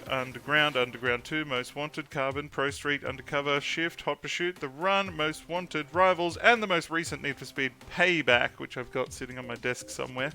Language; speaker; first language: English; native; English